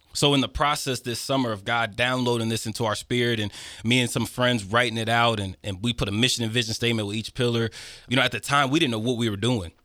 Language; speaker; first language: English; native; English